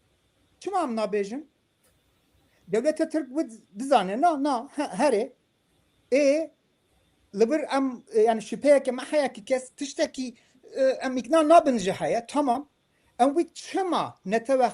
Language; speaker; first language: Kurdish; non-native, local second language; Turkish